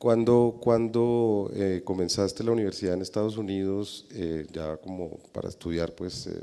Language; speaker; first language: Spanish; native; Spanish